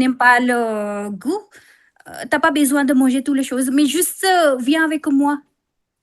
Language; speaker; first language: French; non-native, fluent; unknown